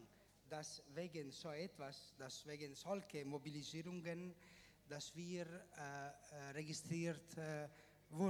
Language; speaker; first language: German; non-native, fluent; Italian